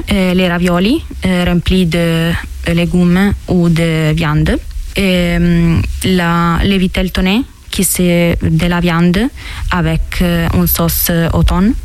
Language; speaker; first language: French; non-native, fluent; Italian